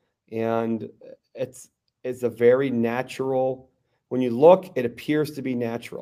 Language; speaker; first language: English; native; English